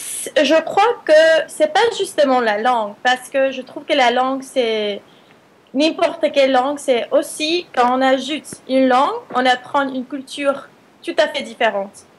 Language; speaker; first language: French; non-native, fluent; Spanish